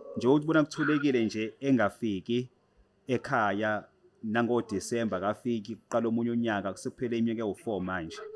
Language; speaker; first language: Zulu; native; Zulu